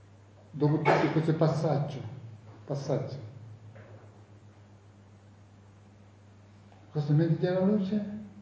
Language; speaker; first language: Italian; non-native, fluent; Tibetan